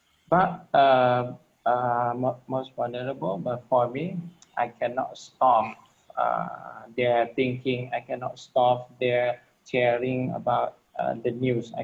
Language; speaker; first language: English; non-native, learner; Lao